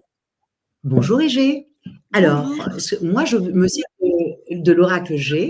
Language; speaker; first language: French; native; French